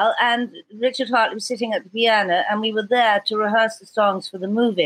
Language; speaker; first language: English; native; English